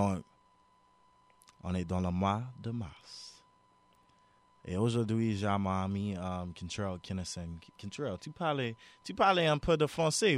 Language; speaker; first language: French; non-native, local second language; English